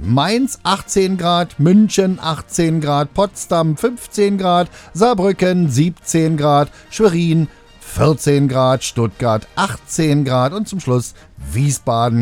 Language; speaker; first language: German; native; German